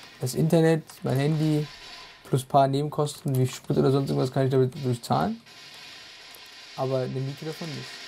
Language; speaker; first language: German; native; German